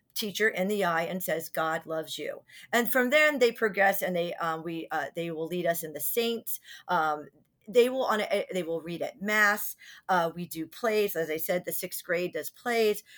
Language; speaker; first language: English; native; English